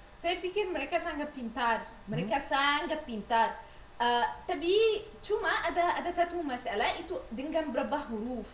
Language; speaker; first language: Indonesian; non-native, learner; Arabic